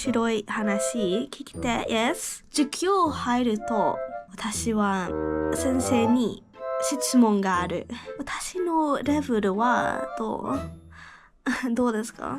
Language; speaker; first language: Japanese; non-native, learner; English